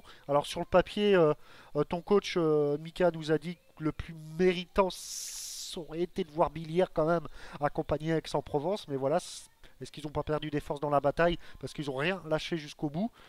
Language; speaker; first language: French; native; French